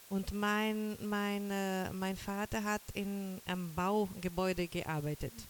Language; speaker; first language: German; non-native, fluent; Portuguese